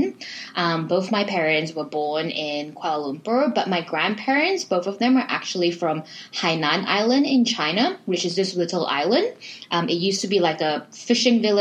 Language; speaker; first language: English; native; English